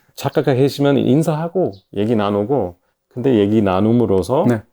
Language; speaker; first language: Korean; non-native, fluent; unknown